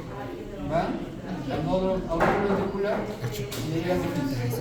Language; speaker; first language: Spanish; native; Spanish